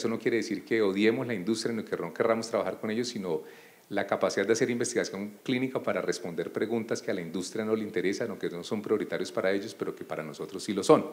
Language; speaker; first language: Spanish; native; Spanish